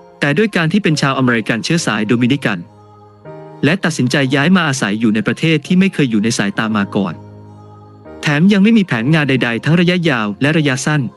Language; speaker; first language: Thai; native; Thai